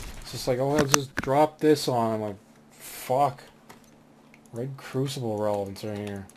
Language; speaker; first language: English; native; English